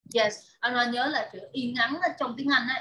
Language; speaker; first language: Vietnamese; native; Vietnamese